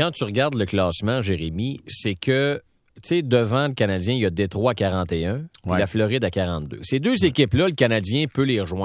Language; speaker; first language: French; native; French